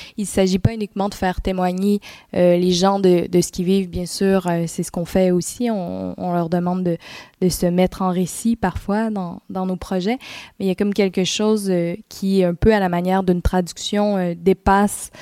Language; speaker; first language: French; native; French